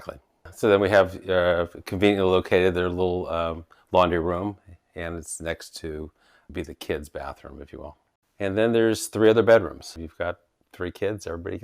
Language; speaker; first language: English; native; English